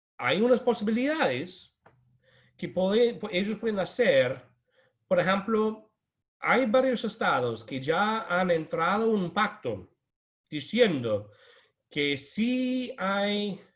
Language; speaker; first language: Spanish; non-native, fluent; English